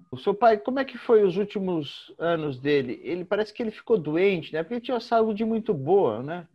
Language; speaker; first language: Portuguese; native; Portuguese